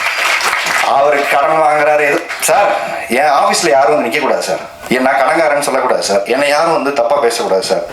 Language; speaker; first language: Tamil; native; Tamil